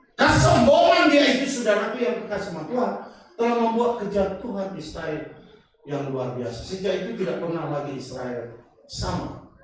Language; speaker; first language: Indonesian; non-native, local second language; Batak Toba